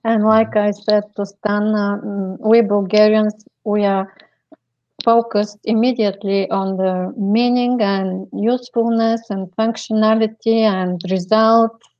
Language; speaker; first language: English; non-native, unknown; Bulgarian